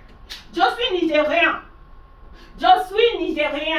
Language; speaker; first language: French; non-native, fluent; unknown